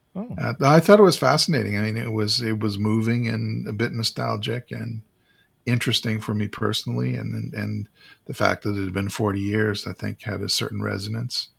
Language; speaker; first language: English; native; English